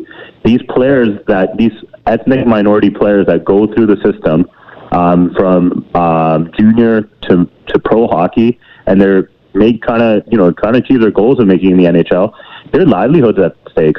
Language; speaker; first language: English; native; English